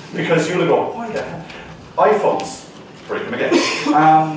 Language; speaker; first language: English; native; English